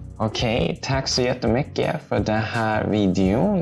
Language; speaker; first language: Swedish; non-native, fluent; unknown